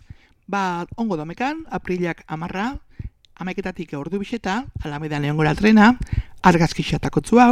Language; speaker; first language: Basque; native; Basque